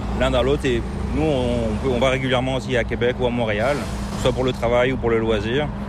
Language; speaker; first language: French; native; French